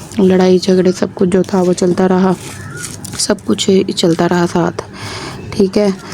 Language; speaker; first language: Urdu; non-native, local second language; Punjabi